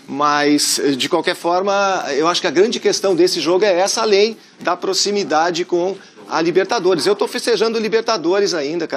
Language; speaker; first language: Portuguese; native; Portuguese